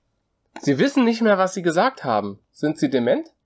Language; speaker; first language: German; native; German